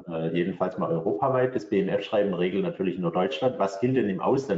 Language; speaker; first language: German; native; German